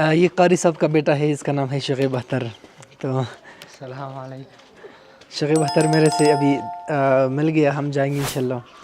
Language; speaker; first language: Urdu; non-native, local second language; Pashto